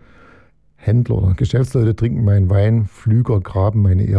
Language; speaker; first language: German; native; German